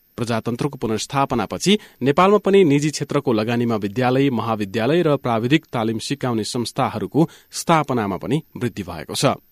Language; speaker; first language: Nepali; native; Nepali